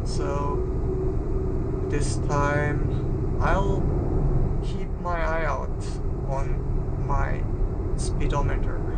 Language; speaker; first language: English; non-native, fluent; German